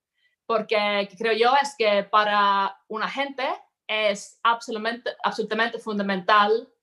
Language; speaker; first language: Spanish; non-native, fluent; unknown